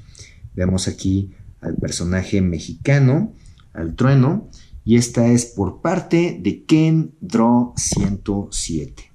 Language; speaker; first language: Spanish; native; Spanish